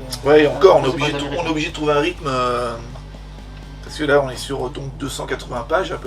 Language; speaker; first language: French; native; French